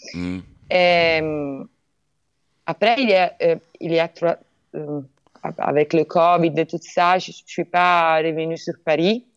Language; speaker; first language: French; non-native, learner; Italian